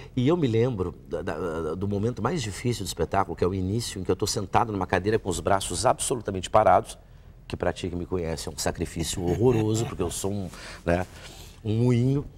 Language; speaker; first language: Portuguese; native; Portuguese